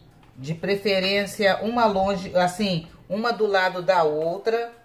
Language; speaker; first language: Portuguese; native; Portuguese